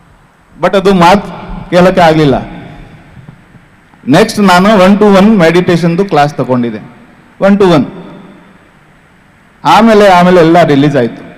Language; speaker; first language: Kannada; non-native, fluent; Hindi